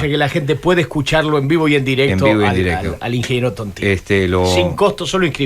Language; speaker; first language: Spanish; native; Spanish